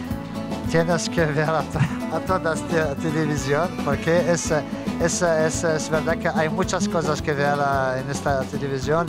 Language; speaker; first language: Spanish; non-native, fluent; Arabic